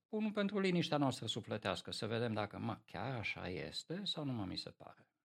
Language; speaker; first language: Romanian; non-native, local second language; Hungarian